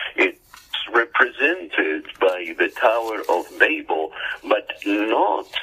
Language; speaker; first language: English; early bilingual, heritage; English